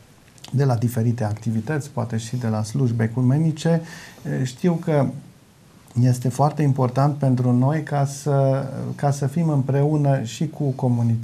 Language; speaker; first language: Romanian; non-native, local second language; German